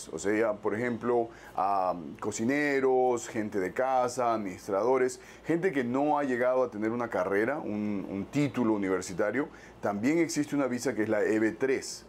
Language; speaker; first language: Spanish; native; Spanish